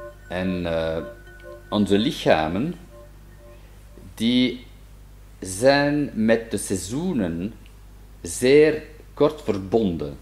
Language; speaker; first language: Dutch; non-native, fluent; French